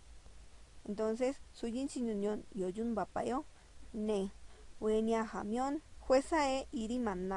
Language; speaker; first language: Korean; non-native, fluent; Spanish